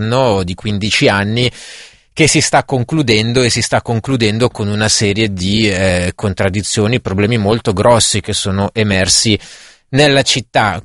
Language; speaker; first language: Italian; native; Italian